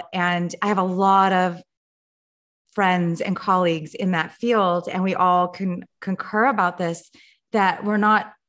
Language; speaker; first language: English; native; English